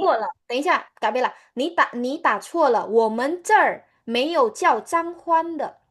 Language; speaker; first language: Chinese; non-native, fluent; Indonesian